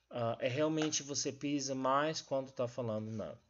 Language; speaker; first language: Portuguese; non-native, learner; English